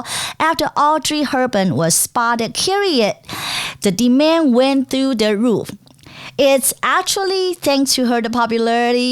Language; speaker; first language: English; non-native, fluent; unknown